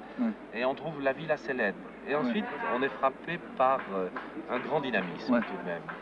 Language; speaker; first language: French; native; French